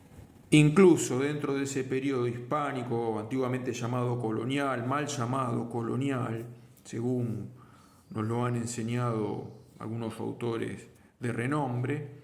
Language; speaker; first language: Spanish; native; Spanish